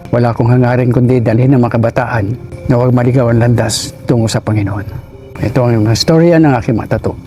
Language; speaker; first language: Filipino; native; Filipino